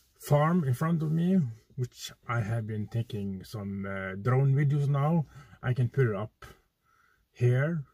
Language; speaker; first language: English; non-native, fluent; Norwegian